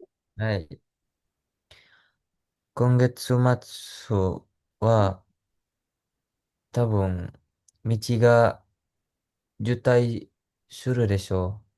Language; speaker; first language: Japanese; non-native, learner; Indonesian